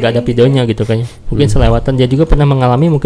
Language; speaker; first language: Indonesian; native; Indonesian